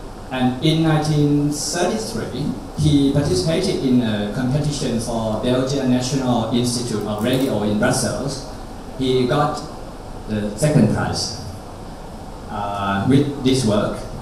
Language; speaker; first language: English; non-native, fluent; Thai